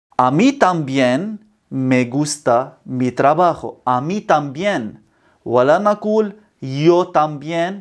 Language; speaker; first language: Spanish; non-native, fluent; Arabic